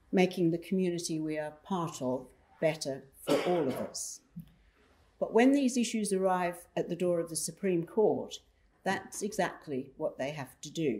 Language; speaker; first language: English; native; English